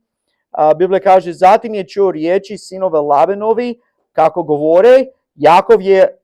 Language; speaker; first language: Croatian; non-native, learner; English